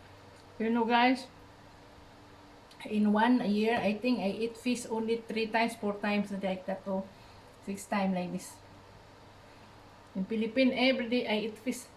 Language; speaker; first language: English; non-native, learner; Cebuano